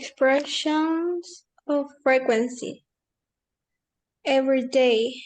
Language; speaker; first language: English; non-native, learner; Spanish